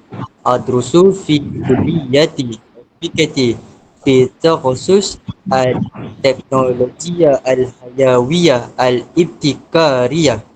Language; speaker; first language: Arabic; non-native, learner; Malay